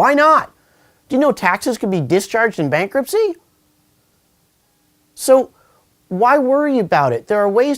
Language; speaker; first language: English; native; English